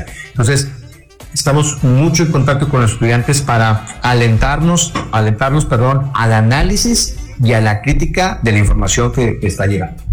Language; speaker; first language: Spanish; native; Spanish